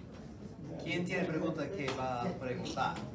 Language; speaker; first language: Spanish; non-native, fluent; English